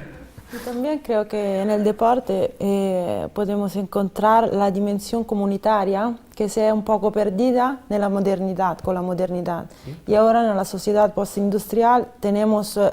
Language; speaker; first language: Spanish; non-native, fluent; Italian